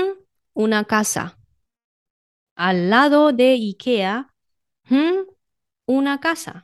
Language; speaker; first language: Spanish; non-native, fluent; Chinese